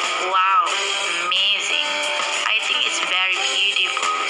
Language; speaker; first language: English; non-native, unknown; Indonesian